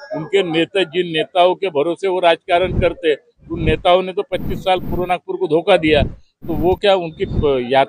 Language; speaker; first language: Hindi; non-native, local second language; Marathi